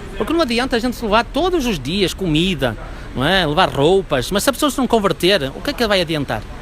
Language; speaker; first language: Portuguese; native; Portuguese